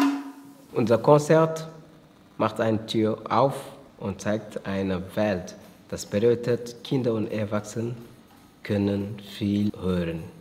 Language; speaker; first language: German; non-native, fluent; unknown